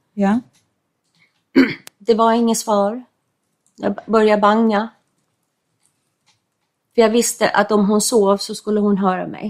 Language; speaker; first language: Swedish; non-native, fluent; English